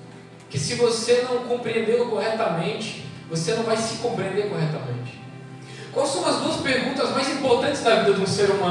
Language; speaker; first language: Portuguese; native; Portuguese